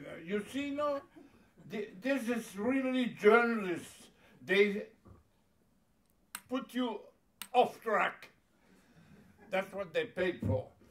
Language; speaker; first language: English; non-native, fluent; French